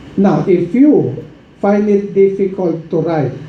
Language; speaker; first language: English; non-native, local second language; Filipino